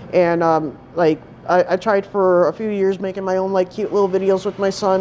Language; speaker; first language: English; native; English